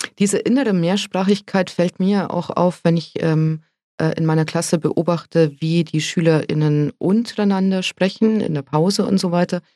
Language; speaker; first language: German; native; German